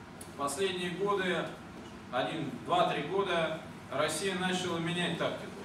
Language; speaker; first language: Russian; native; Russian